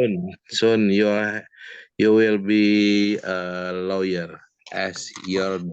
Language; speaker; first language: English; non-native, learner; Indonesian